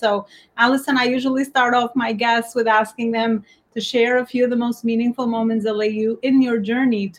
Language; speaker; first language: English; non-native, fluent; Albanian